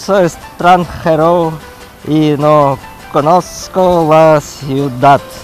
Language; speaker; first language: Spanish; non-native, learner; Russian